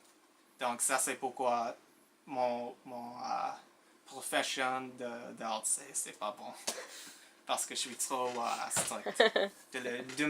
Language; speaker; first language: French; non-native, local second language; English